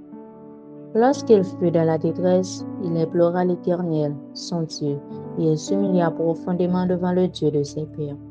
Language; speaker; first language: French; non-native, local second language; Haitian Creole